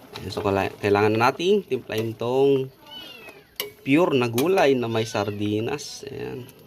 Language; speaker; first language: Filipino; non-native, local second language; Iloko